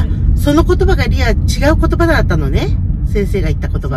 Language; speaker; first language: Japanese; native; Japanese